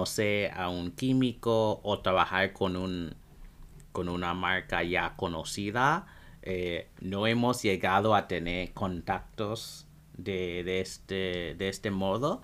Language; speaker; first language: Spanish; non-native, fluent; English